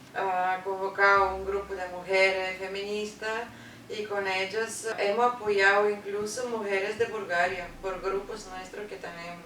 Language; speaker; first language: Spanish; non-native, learner; Bulgarian